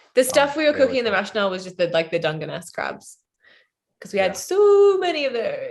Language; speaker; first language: English; native; English